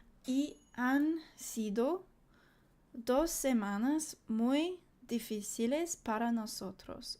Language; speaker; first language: Spanish; non-native, learner; English